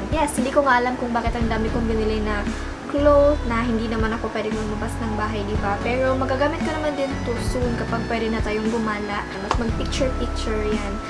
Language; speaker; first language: Filipino; non-native, local second language; Cebuano